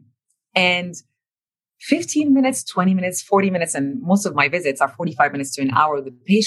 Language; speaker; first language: English; non-native, fluent; Arabic